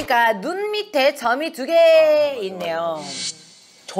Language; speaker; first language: Korean; native; Korean